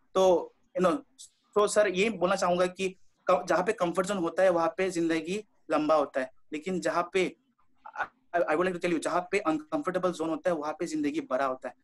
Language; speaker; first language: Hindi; non-native, local second language; Bangla